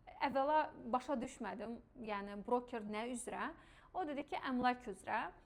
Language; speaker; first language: Azerbaijani; non-native, local second language; Russian